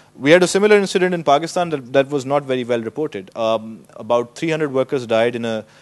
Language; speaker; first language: English; non-native, local second language; Urdu